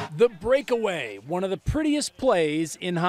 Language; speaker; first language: English; native; English